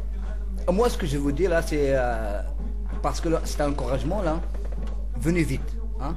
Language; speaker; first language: French; non-native, local second language; Central Atlas Tamazight